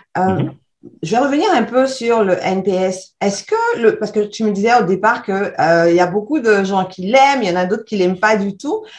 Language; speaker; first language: French; native; French